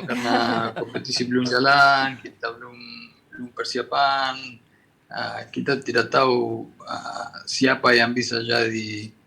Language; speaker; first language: Indonesian; non-native, fluent; Spanish